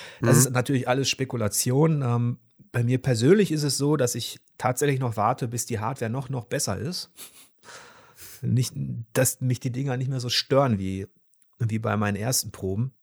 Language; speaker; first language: German; native; German